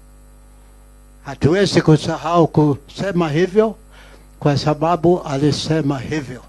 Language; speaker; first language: Swahili; non-native, local second language; Kikuyu